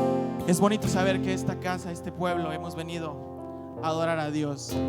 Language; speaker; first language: Spanish; native; Spanish